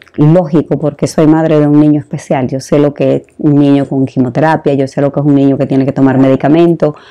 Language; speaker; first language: Spanish; native; Spanish